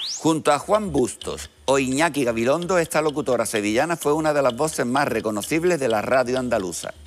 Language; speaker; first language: Spanish; native; Spanish